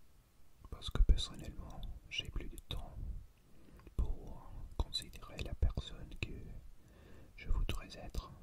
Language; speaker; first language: French; non-native, learner; English